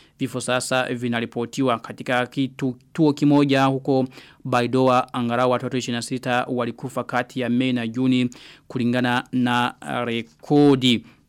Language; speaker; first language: Swahili; non-native, local second language; Rundi